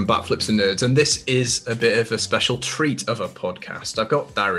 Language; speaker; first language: English; native; English